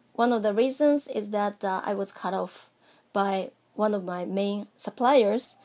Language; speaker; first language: English; non-native, fluent; Japanese